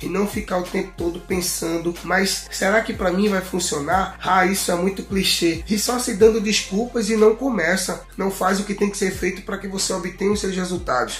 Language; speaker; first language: Portuguese; native; Portuguese